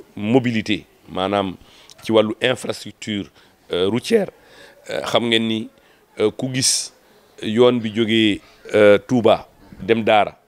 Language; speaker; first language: French; non-native, local second language; Fula